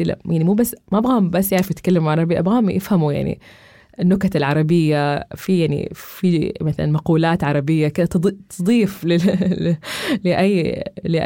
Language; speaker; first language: Arabic; native; Arabic